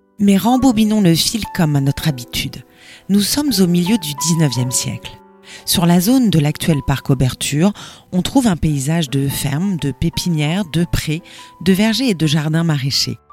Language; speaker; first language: French; native; French